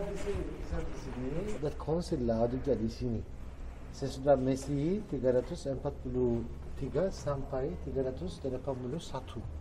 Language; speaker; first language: Indonesian; non-native, learner; Turkish